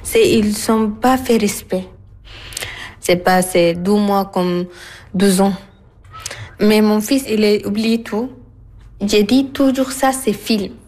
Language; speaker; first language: French; non-native, learner; Arabic